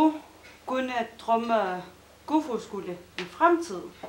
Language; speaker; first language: Danish; non-native, local second language; Kalaallisut